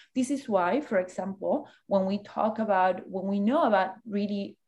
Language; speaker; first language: English; early bilingual, other home language; Spanish